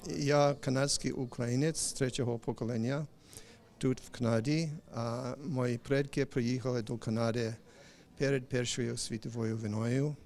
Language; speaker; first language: Ukrainian; non-native, learner; English